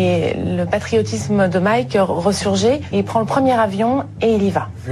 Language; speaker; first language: French; native; French